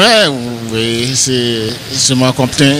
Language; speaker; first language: French; non-native, learner; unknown